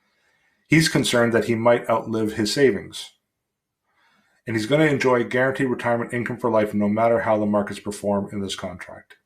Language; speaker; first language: English; native; English